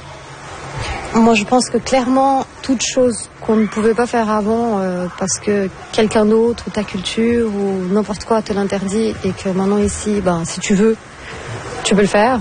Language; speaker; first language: French; non-native, fluent; Portuguese